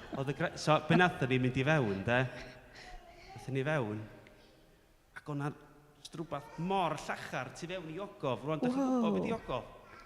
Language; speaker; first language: Welsh; native; Welsh